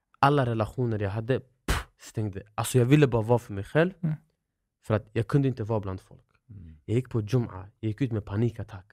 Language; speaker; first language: Swedish; early bilingual, other home language; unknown